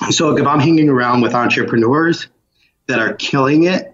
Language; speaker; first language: English; native; English